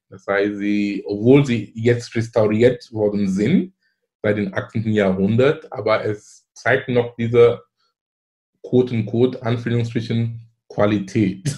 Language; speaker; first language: German; non-native, fluent; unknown